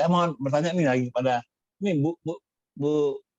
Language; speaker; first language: Malay; native; Malay